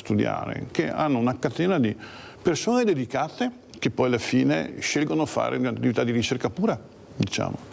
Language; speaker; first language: Italian; native; Italian